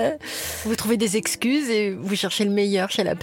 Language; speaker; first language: French; native; French